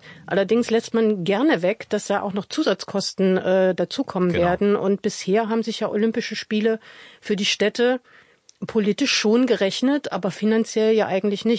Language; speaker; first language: German; native; German